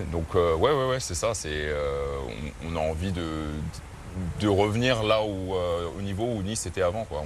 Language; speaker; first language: French; native; French